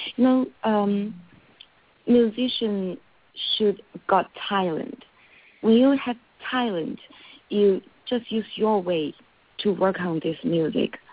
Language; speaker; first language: English; non-native, learner; Chinese